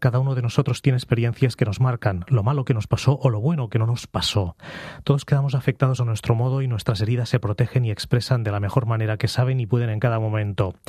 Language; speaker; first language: Spanish; non-native, local second language; Catalan